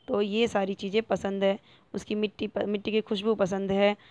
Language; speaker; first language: Hindi; non-native, local second language; Marathi